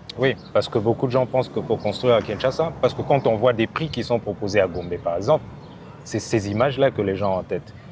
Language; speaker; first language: French; non-native, local second language; Lingala